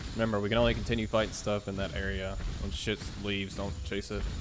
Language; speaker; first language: English; native; English